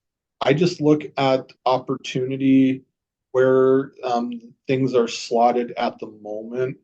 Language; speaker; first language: English; native; English